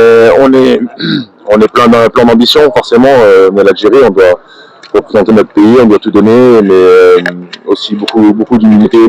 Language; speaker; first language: French; native; French